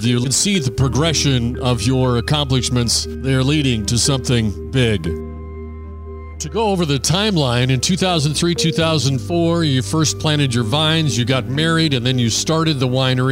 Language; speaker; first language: English; native; English